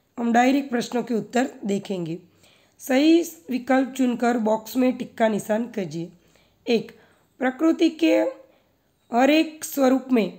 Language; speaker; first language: Hindi; non-native, local second language; Gujarati